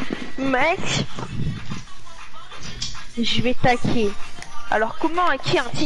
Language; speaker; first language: French; native; French